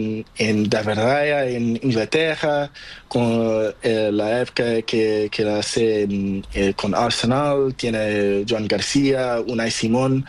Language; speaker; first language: Spanish; non-native, learner; Portuguese